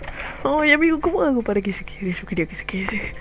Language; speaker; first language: Spanish; native; Spanish